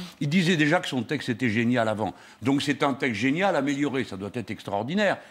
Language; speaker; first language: French; native; French